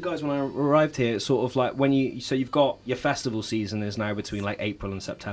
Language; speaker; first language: English; native; English